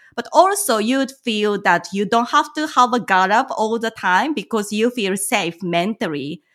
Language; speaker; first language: English; non-native, fluent; Japanese